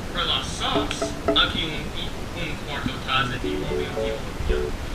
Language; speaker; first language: Italian; non-native, learner; English